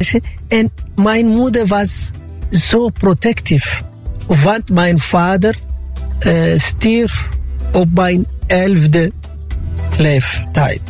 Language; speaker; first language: Dutch; non-native, fluent; Arabic